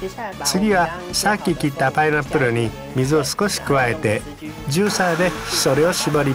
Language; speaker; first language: Japanese; non-native, fluent; Chinese